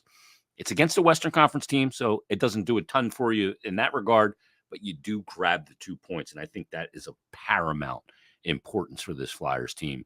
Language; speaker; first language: English; native; English